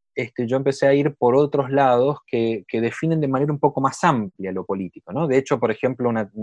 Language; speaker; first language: Spanish; native; Spanish